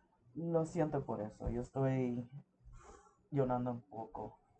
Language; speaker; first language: Spanish; early bilingual, heritage; English